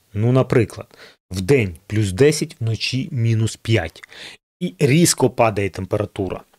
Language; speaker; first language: Ukrainian; non-native, local second language; Russian